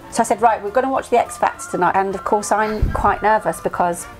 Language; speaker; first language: English; native; English